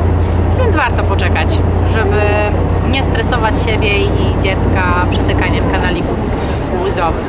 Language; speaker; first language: Polish; native; Polish